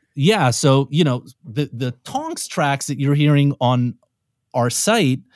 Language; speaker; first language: English; non-native, fluent; Hebrew